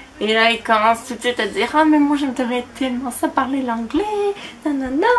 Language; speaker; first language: French; native; French